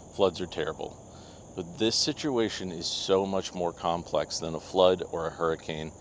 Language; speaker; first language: English; native; English